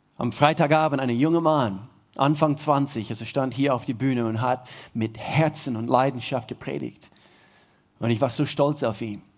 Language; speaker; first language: German; non-native, fluent; English